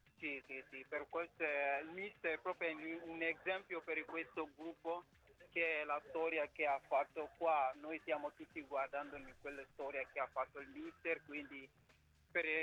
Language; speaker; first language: Italian; non-native, fluent; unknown